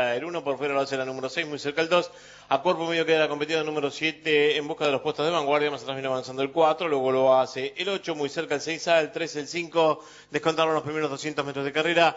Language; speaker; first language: Spanish; native; Spanish